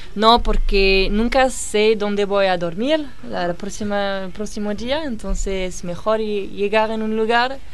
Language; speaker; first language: Spanish; non-native, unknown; French